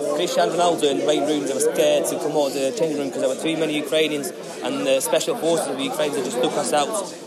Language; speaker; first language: English; non-native, fluent; Ukrainian